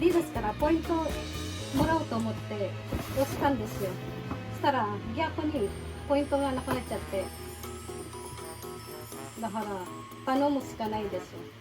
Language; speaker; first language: Japanese; non-native, fluent; Filipino